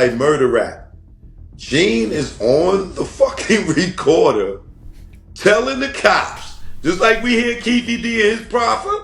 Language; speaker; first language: English; native; English